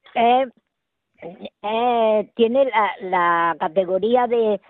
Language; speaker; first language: Spanish; native; Spanish